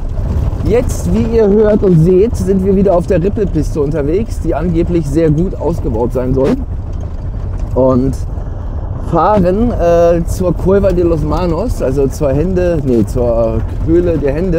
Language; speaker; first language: German; native; German